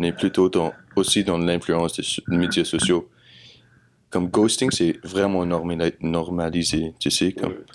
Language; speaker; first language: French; non-native, local second language; English